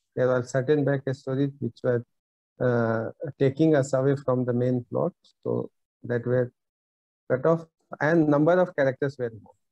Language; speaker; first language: English; non-native, local second language; Bhojpuri